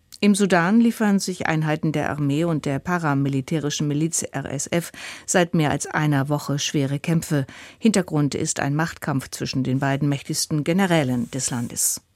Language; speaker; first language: German; native; German